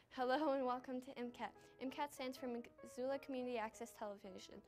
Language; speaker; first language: English; native; English